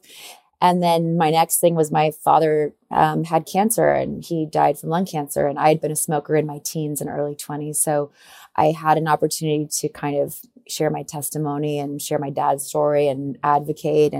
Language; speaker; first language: English; native; English